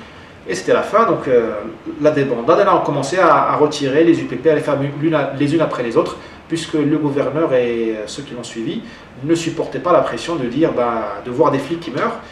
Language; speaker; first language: French; non-native, local second language; Arabic